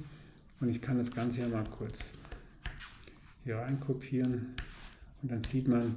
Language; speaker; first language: German; native; German